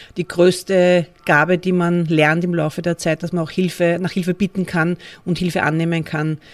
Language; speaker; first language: German; native; German